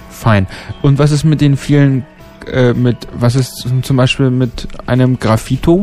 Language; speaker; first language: German; native; German